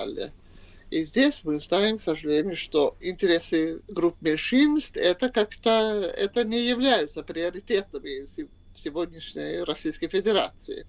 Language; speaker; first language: Russian; non-native, fluent; Swedish